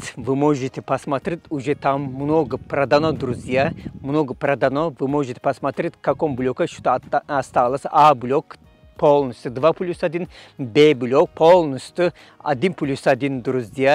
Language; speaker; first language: Russian; non-native, fluent; Turkish